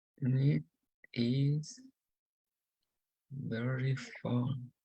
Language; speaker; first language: English; non-native, learner; Spanish